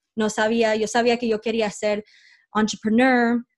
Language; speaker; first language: Spanish; early bilingual, heritage; Spanish